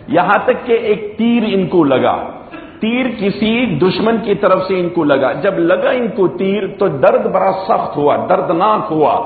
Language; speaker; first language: Urdu; non-native, local second language; Gujarati